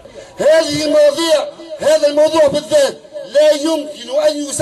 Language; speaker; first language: Arabic; native; Arabic